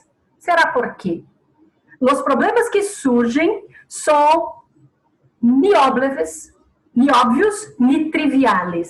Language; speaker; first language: Spanish; non-native, learner; Portuguese